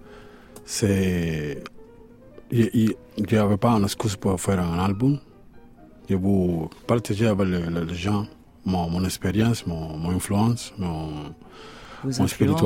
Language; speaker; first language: French; non-native, learner; Spanish